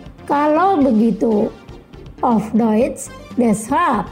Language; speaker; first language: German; non-native, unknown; Indonesian